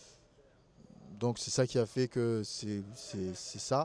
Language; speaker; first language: French; non-native, local second language; Malagasy